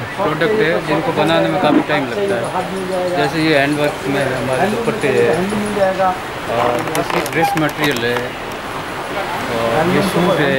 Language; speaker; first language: Hindi; native; Hindi